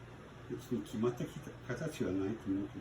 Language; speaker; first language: Japanese; non-native, learner; English